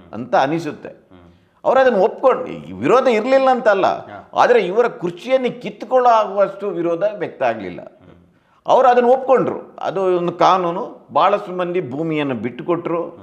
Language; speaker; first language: Kannada; non-native, local second language; Tulu